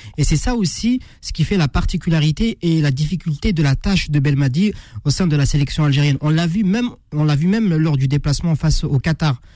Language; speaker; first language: French; non-native, local second language; Arabic